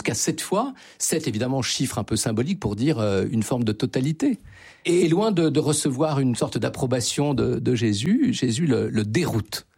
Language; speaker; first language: French; native; French